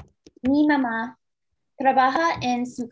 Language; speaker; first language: Spanish; non-native, learner; English